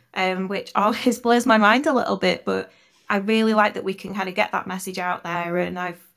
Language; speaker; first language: English; native; English